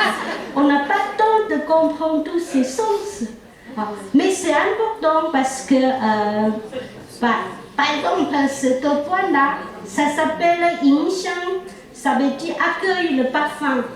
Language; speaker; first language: French; non-native, local second language; Chinese